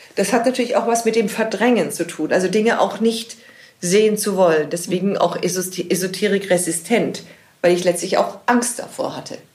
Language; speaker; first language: German; native; German